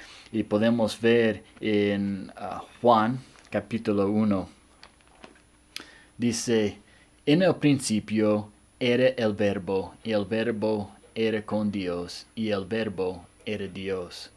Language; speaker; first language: Spanish; non-native, fluent; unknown